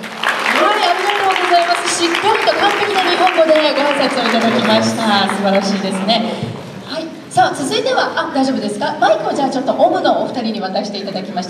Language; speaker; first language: Japanese; native; Japanese